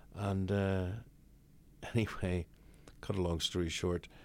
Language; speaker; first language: English; native; English